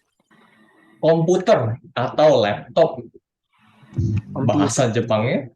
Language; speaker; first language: Indonesian; native; Indonesian